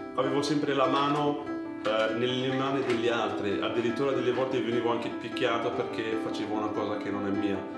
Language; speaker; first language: Italian; non-native, fluent; Arabic